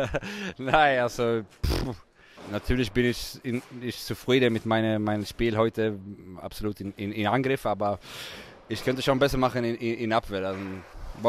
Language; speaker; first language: German; non-native, fluent; Swedish